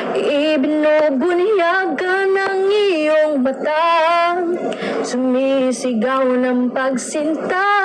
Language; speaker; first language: Filipino; non-native, local second language; Cebuano